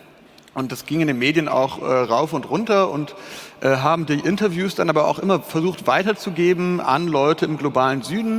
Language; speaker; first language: German; native; German